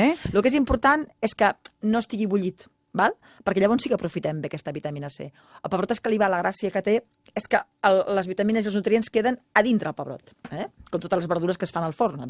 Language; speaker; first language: Catalan; native; Catalan